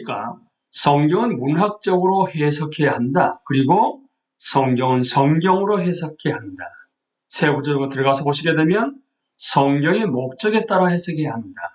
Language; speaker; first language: Korean; native; Korean